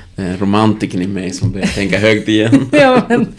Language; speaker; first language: Swedish; early bilingual, other home language; Spanish